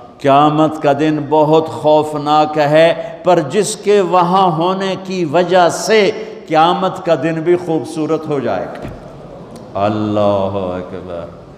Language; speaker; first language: Urdu; non-native, local second language; Punjabi